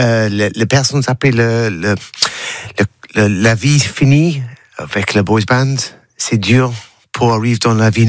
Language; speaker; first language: French; non-native, learner; English